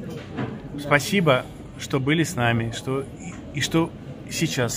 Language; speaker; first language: Russian; native; Russian